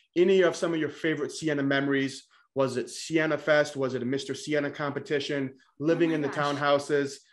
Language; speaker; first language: English; native; English